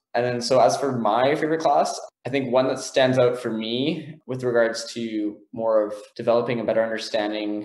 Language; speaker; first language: English; native; English